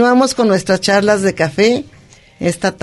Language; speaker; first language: Spanish; native; Spanish